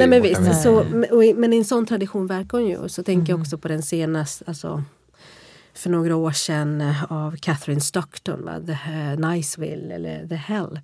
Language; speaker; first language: Swedish; native; Swedish